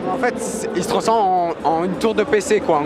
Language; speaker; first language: French; native; French